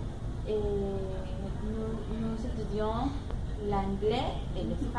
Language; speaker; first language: French; non-native, learner; Spanish